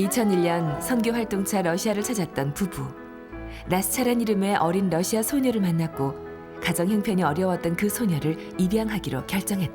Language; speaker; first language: Korean; native; Korean